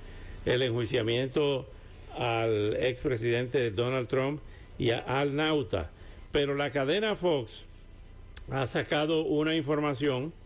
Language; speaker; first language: Spanish; native; Spanish